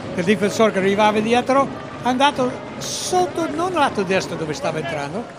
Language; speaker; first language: Italian; non-native, fluent; English